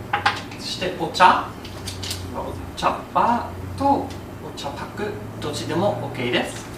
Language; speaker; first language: Japanese; non-native, fluent; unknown